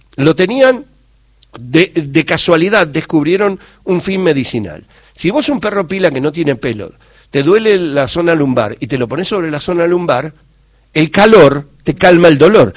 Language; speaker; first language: Spanish; native; Spanish